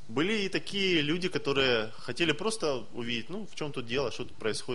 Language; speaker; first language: Russian; native; Russian